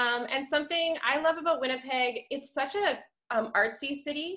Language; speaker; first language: English; native; English